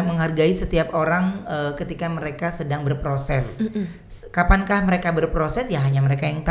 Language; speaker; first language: Indonesian; native; Indonesian